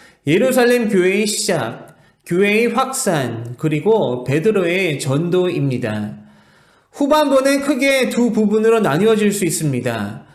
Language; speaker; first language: Korean; native; Korean